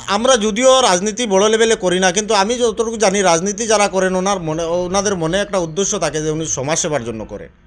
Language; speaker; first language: Bangla; native; Bangla